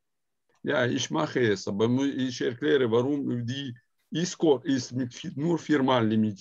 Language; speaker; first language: German; non-native, learner; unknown